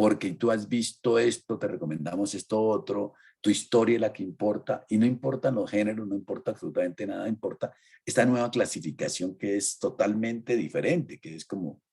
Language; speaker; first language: Spanish; native; Spanish